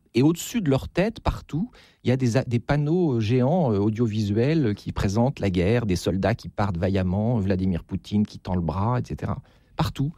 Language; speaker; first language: French; native; French